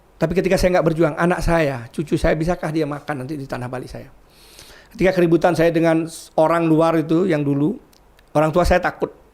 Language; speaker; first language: Indonesian; non-native, local second language; Balinese